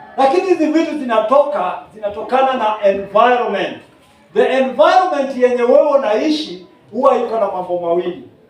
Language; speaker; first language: Swahili; non-native, local second language; Kikuyu